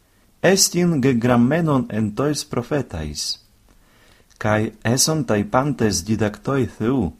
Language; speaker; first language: Greek; non-native, fluent; Ukrainian